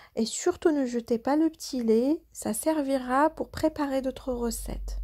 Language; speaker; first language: French; non-native, local second language; Arabic